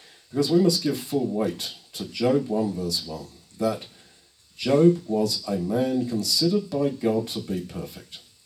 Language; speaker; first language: English; native; English